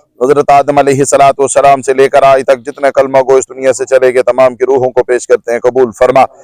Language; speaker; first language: Urdu; non-native, local second language; Pahari-Potwari